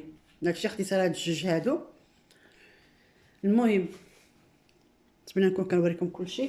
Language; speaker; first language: Arabic; native; Arabic